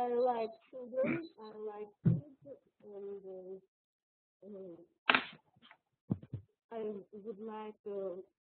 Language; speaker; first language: English; non-native, learner; Russian